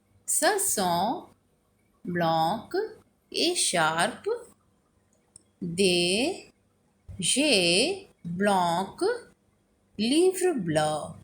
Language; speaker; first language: French; non-native, fluent; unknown